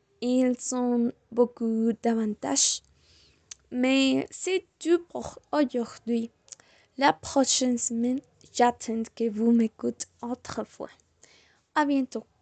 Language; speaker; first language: French; non-native, learner; Spanish